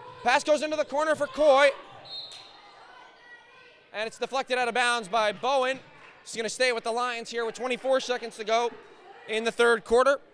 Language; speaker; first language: English; native; English